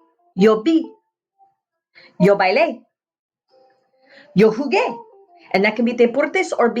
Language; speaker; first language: Spanish; non-native, fluent; English